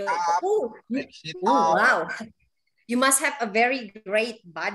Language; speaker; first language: English; non-native, fluent; Indonesian